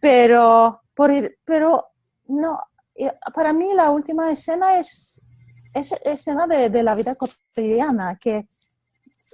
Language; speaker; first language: Spanish; non-native, fluent; Polish